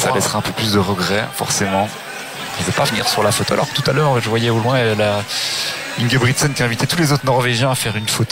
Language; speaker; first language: French; native; French